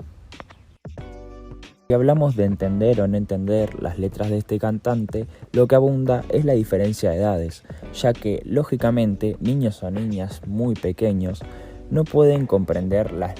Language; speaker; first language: Spanish; native; Spanish